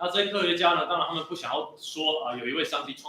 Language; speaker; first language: Chinese; native; Chinese